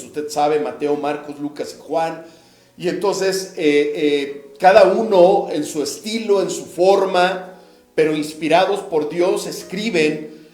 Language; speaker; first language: Spanish; native; Spanish